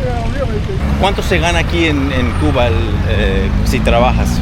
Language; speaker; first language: Spanish; early bilingual, heritage; Spanish